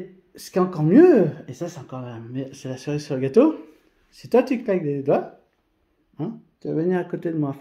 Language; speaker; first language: French; native; French